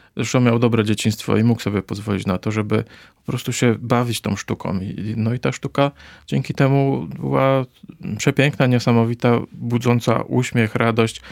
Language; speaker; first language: Polish; native; Polish